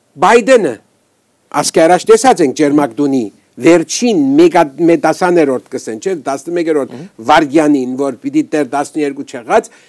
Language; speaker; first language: Armenian; early bilingual, heritage; Armenian